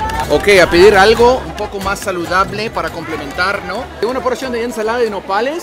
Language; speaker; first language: Spanish; non-native, fluent; English